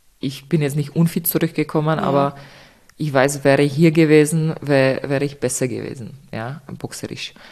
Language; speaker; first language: German; non-native, fluent; Czech